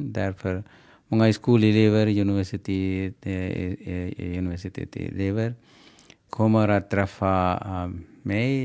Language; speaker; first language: Swedish; non-native, learner; Sinhala